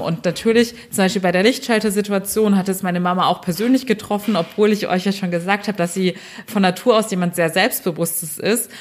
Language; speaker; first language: German; early bilingual, other home language; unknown